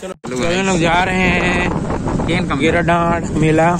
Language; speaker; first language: Hindi; native; Hindi